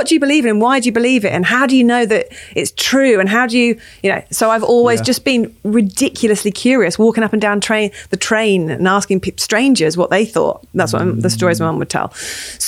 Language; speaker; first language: English; native; English